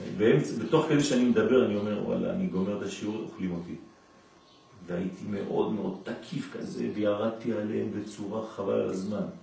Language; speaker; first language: Hebrew; non-native, fluent; French